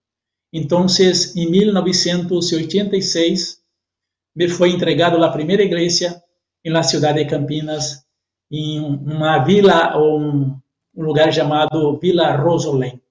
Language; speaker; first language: Spanish; non-native, fluent; Portuguese